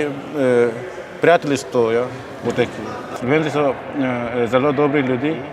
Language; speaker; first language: Slovenian; non-native, learner; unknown